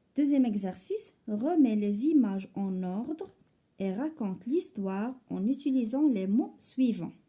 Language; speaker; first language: French; non-native, local second language; Arabic